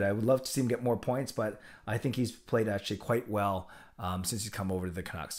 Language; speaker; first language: English; native; English